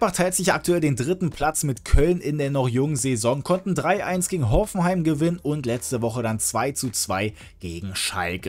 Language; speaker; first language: German; native; German